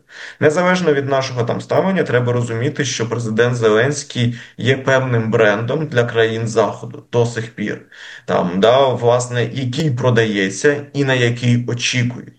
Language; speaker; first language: Ukrainian; native; Ukrainian